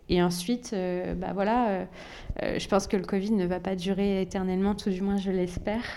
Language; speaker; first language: French; early bilingual, other home language; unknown